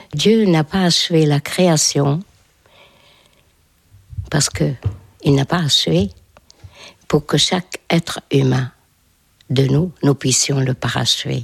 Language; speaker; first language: French; non-native, fluent; Hungarian